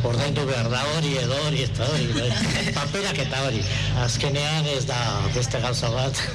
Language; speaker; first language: Basque; non-native, local second language; Spanish